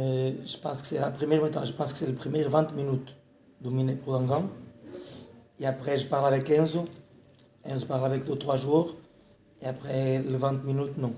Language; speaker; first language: French; non-native, learner; Portuguese